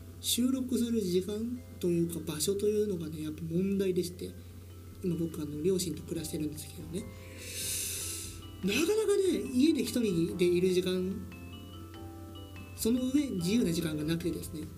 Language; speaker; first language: Japanese; native; Japanese